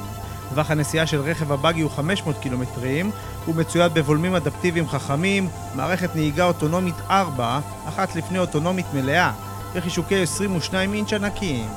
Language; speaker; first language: Hebrew; native; Hebrew